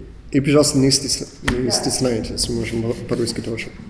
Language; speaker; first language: Russian; non-native, learner; English